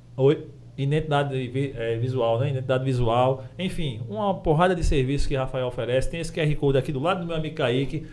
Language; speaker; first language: Portuguese; native; Portuguese